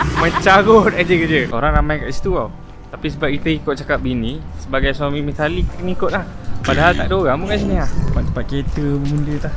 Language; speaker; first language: Malay; native; Malay